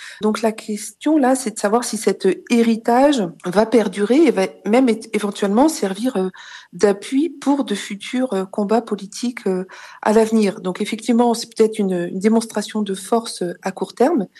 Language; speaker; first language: French; native; French